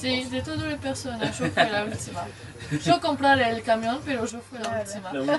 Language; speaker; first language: Spanish; non-native, learner; French